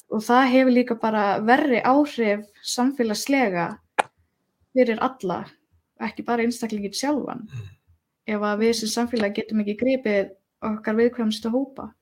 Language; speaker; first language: Icelandic; early bilingual, other home language; Spanish